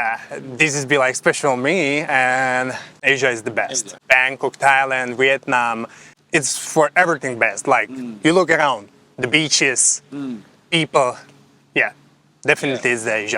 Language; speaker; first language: English; non-native, fluent; Slovak